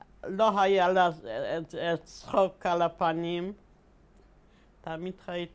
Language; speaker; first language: Hebrew; non-native, fluent; Polish